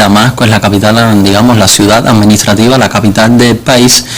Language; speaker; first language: Spanish; native; Spanish